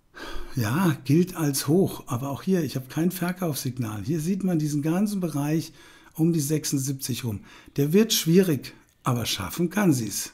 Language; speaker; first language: German; native; German